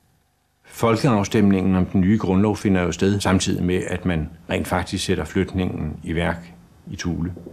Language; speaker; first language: Danish; native; Danish